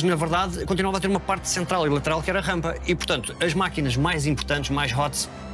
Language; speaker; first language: Portuguese; native; Portuguese